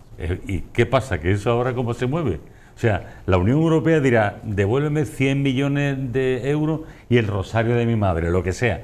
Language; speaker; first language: Spanish; native; Spanish